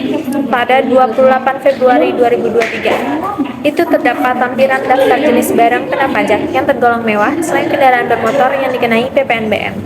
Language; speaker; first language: Indonesian; native; Indonesian